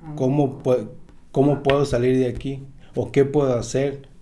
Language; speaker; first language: Spanish; native; Spanish